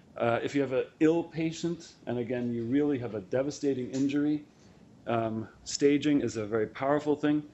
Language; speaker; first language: English; non-native, fluent; German